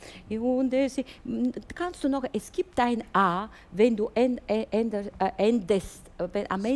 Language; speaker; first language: German; non-native, fluent; Bulgarian